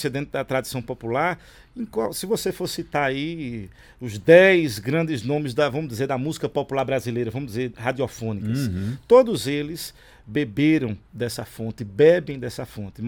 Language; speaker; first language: Portuguese; native; Portuguese